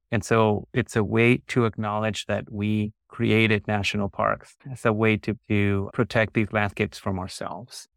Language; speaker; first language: English; early bilingual, other home language; Spanish